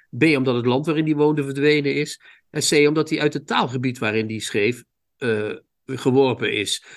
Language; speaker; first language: Dutch; native; Dutch